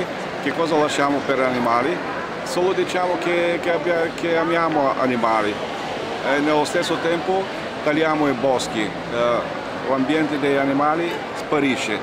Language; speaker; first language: Italian; non-native, learner; Bulgarian